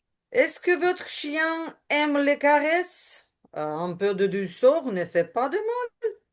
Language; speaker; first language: French; non-native, learner; Ukrainian